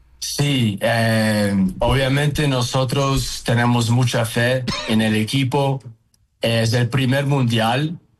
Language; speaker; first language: Spanish; non-native, fluent; Uzbek